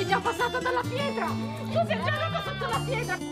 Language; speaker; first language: Italian; native; Italian